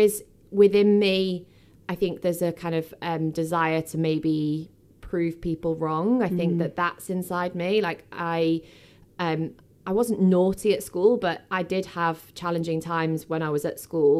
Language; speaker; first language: English; native; English